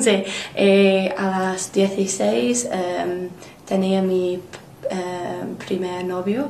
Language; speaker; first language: Spanish; non-native, learner; English